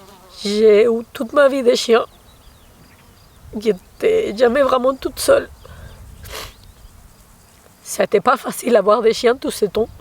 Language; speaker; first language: French; non-native, fluent; Spanish